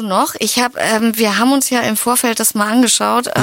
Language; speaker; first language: German; native; German